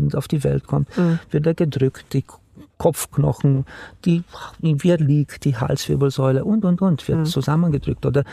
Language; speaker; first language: German; non-native, fluent; Romanian